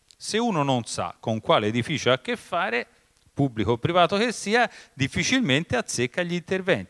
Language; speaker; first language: Italian; native; Italian